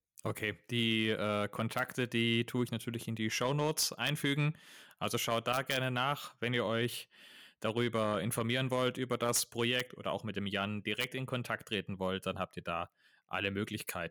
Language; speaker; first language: German; native; German